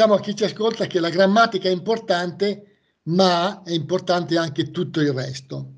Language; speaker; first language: Italian; native; Italian